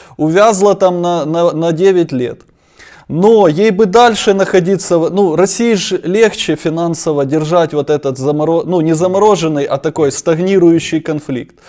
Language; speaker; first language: Russian; non-native, local second language; Ukrainian